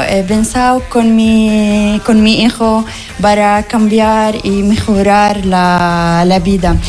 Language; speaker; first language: Spanish; non-native, learner; Arabic